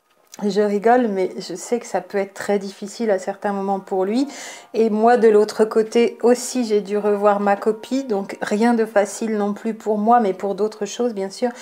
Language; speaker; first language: French; native; French